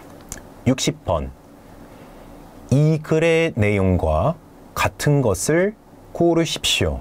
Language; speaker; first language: Korean; non-native, fluent; French